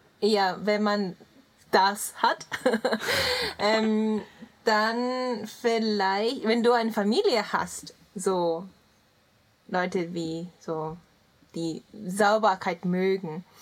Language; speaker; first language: German; non-native, learner; Japanese